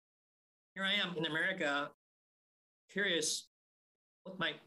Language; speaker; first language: English; native; English